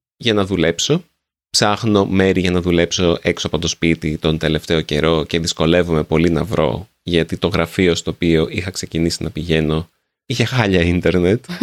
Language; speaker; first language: Greek; native; Greek